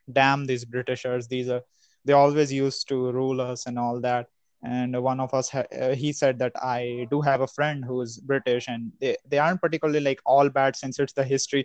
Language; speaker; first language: English; non-native, local second language; Hindi